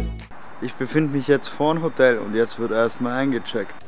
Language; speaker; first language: German; native; German